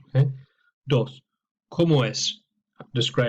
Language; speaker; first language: Spanish; non-native, fluent; English